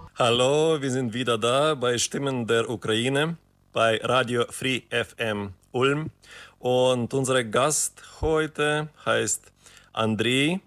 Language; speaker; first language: German; non-native, fluent; Ukrainian